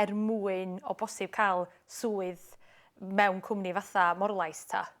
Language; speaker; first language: Welsh; native; Welsh